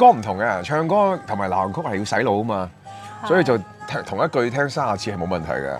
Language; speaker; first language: Cantonese; native; Cantonese